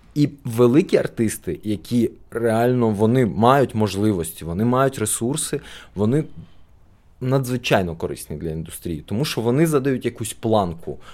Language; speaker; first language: Ukrainian; non-native, local second language; Russian